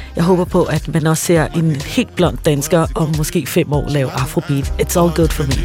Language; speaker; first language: Danish; non-native, fluent; Swahili